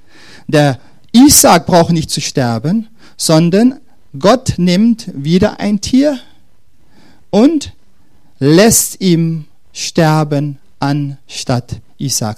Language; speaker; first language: German; non-native, fluent; Dutch